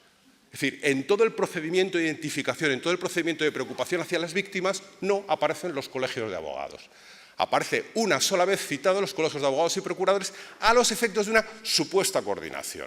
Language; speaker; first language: Spanish; native; Spanish